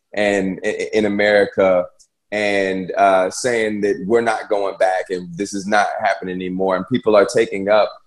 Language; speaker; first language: English; native; English